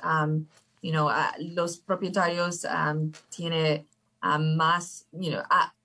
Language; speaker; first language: Spanish; early bilingual, heritage; English